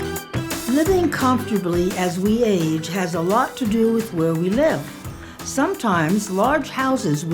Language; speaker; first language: English; native; English